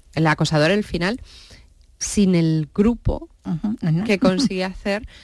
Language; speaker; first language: Spanish; native; Spanish